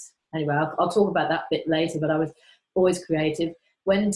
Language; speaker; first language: English; native; English